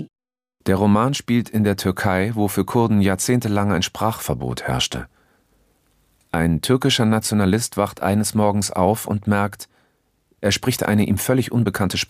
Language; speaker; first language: German; native; German